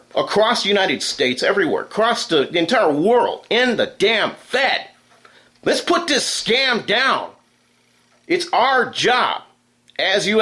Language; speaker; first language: English; native; English